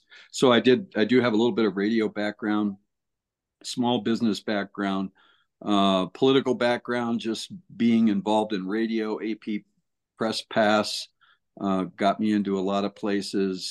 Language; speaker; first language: English; native; English